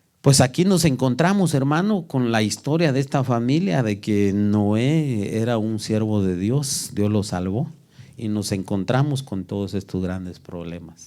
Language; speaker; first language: Spanish; native; Spanish